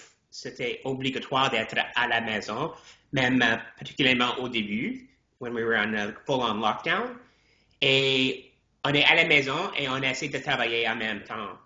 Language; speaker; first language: French; non-native, fluent; English